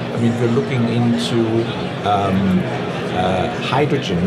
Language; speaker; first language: English; non-native, fluent; German